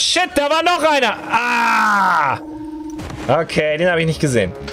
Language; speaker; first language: German; native; German